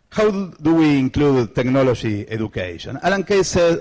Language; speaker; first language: English; non-native, learner; Spanish